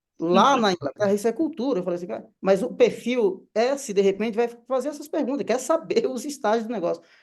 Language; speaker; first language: Portuguese; native; Portuguese